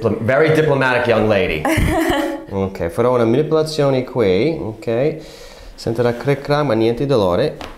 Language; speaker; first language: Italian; non-native, fluent; English